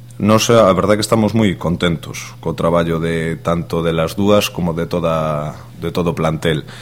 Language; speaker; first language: Galician; non-native, local second language; Spanish